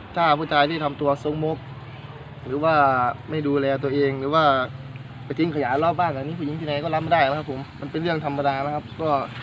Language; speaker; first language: Thai; native; Thai